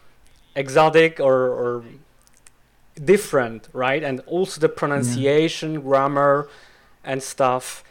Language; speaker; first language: English; non-native, fluent; Swiss German